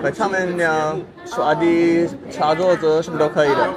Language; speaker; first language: Chinese; non-native, learner; English